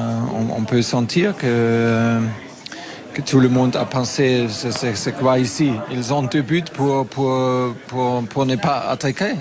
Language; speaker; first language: French; non-native, fluent; German